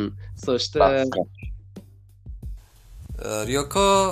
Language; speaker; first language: Japanese; non-native, fluent; Persian